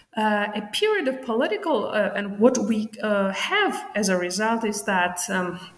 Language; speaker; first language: English; non-native, fluent; Georgian